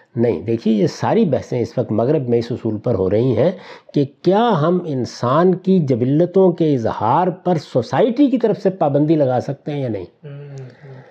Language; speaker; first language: Urdu; non-native, local second language; Punjabi